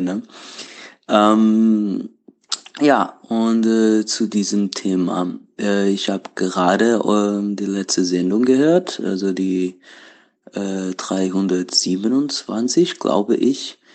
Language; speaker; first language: German; non-native, learner; Portuguese